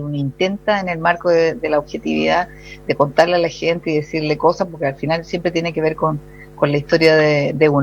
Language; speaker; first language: Spanish; native; Spanish